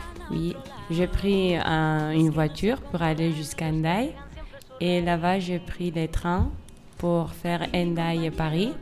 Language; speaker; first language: French; non-native, fluent; Spanish